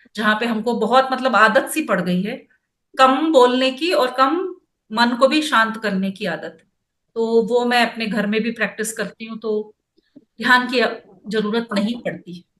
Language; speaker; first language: Hindi; non-native, local second language; Kannada